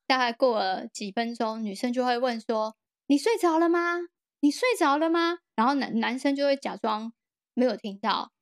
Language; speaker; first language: Chinese; native; Chinese